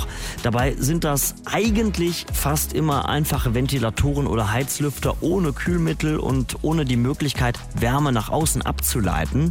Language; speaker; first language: German; native; German